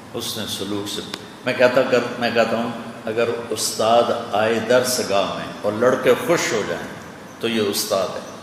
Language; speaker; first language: Urdu; non-native, local second language; Punjabi